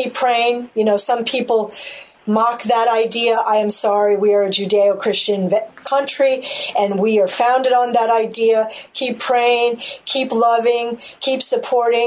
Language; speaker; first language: English; native; English